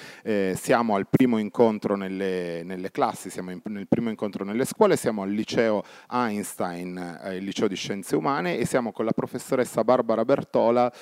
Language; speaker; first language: Italian; native; Italian